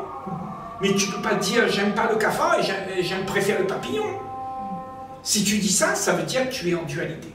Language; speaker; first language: French; native; French